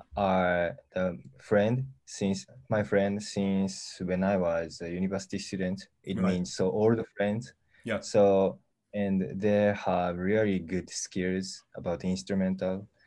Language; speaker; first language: English; non-native, learner; Japanese